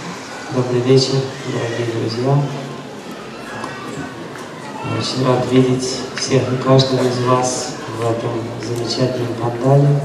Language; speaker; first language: Russian; native; Russian